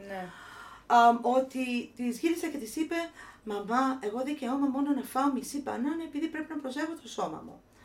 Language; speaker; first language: Greek; early bilingual, heritage; Greek